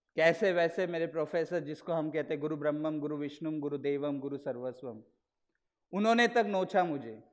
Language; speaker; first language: Hindi; non-native, local second language; Marathi